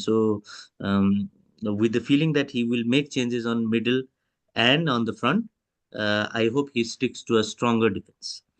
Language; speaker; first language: English; non-native, fluent; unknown